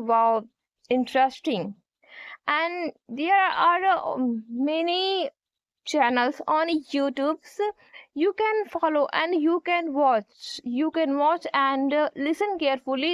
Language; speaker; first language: English; non-native, learner; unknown